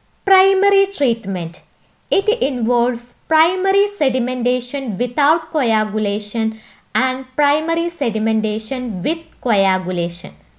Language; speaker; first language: English; non-native, local second language; Malayalam